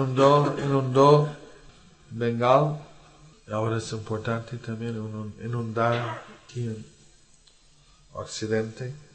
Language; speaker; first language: Spanish; non-native, learner; English